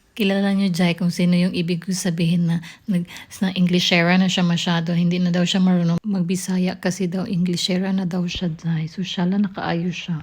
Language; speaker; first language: Filipino; non-native, local second language; Cebuano